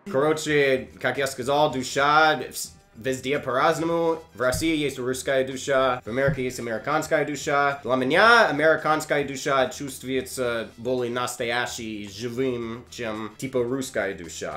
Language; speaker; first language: Russian; non-native, learner; English